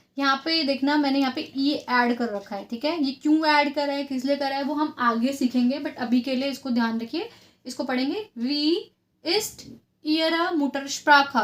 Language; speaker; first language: Hindi; native; Hindi